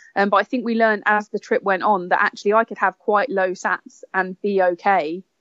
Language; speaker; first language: English; native; English